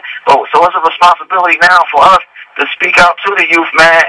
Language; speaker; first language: English; native; English